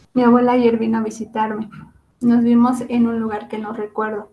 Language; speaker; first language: Spanish; non-native, local second language; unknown